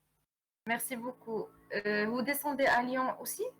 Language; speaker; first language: French; non-native, local second language; Arabic